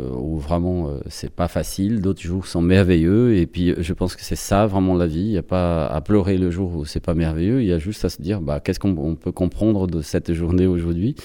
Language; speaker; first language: French; non-native, fluent; Portuguese